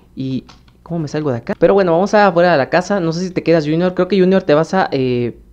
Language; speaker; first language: Spanish; native; Spanish